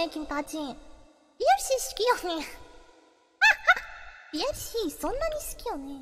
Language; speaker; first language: Japanese; non-native, learner; Indonesian